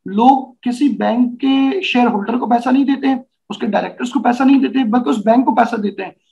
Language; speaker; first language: Urdu; native; Urdu